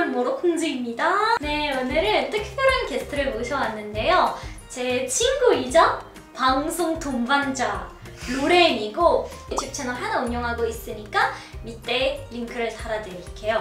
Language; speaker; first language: Korean; non-native, fluent; Arabic